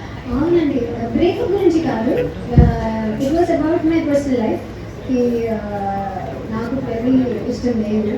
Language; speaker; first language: Telugu; non-native, learner; Hindi